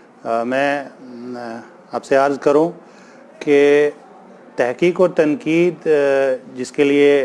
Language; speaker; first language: Urdu; native; Urdu